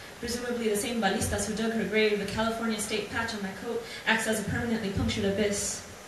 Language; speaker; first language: English; early bilingual, other home language; Spanish